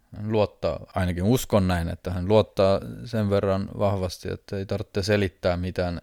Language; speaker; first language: Finnish; non-native, fluent; Estonian